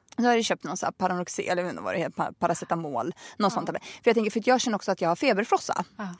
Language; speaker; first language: Swedish; early bilingual, other home language; Russian